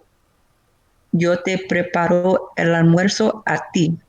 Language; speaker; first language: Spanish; non-native, learner; English